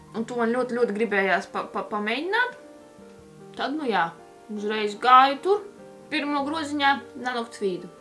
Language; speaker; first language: Latvian; native; Latvian